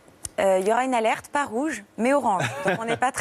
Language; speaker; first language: French; native; French